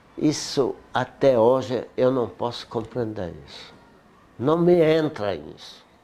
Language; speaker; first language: Portuguese; non-native, fluent; Polish